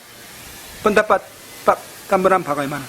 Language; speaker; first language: Indonesian; non-native, learner; Korean